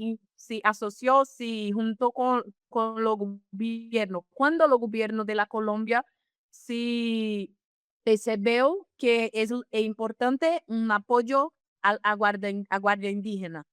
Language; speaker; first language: Spanish; non-native, fluent; Portuguese